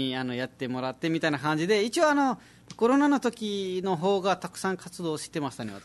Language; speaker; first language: Japanese; non-native, fluent; Nepali